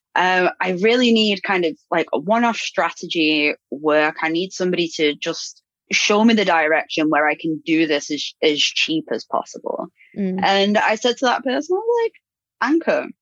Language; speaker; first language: English; native; English